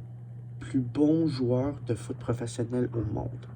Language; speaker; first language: French; non-native, learner; English